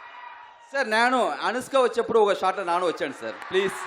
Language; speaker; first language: Telugu; non-native, learner; Tamil